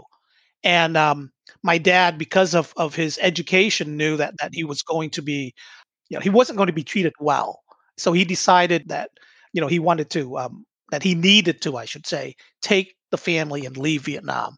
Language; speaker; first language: English; early bilingual, other home language; Vietnamese